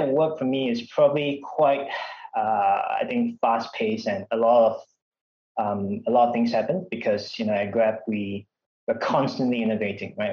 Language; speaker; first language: English; non-native, local second language; Malay